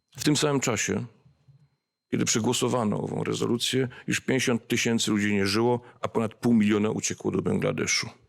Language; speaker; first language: Polish; native; Polish